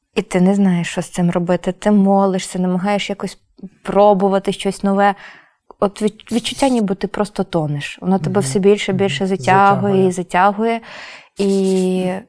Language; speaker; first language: Ukrainian; native; Ukrainian